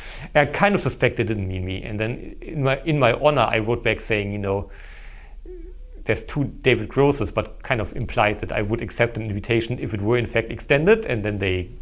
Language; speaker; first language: English; non-native, fluent; German